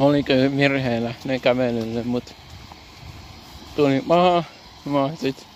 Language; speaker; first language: Finnish; native; Finnish